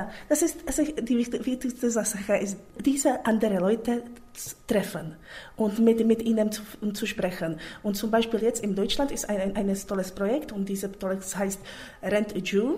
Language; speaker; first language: German; non-native, fluent; Czech